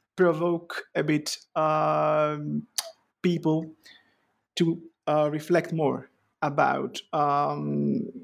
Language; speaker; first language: English; non-native, fluent; Greek